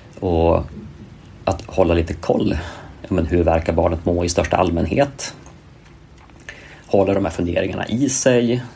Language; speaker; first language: Swedish; native; Swedish